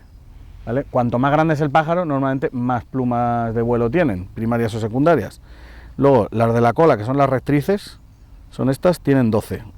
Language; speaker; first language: Spanish; native; Spanish